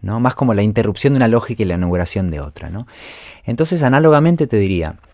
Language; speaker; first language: Spanish; native; Spanish